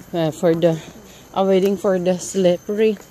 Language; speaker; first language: English; non-native, learner; Filipino